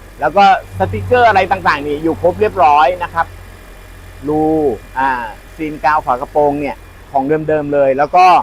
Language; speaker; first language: Thai; native; Thai